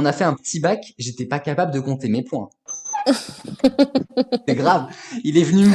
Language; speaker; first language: French; native; French